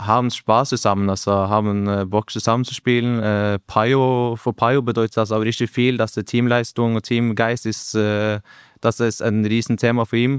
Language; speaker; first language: German; non-native, learner; Norwegian